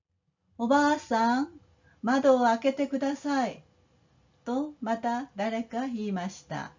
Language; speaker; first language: Japanese; non-native, fluent; Korean